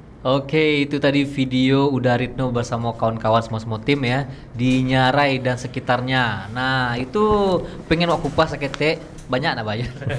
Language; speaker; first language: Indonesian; non-native, local second language; Minangkabau